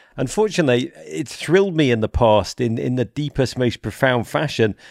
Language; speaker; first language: English; native; English